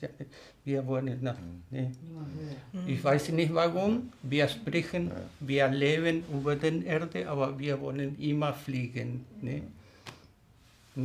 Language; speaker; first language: German; non-native, learner; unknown